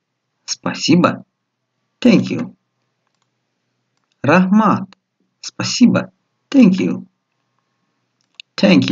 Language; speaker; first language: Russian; non-native, local second language; Tajik